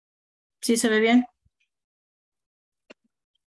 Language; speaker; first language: Spanish; early bilingual, heritage; Spanish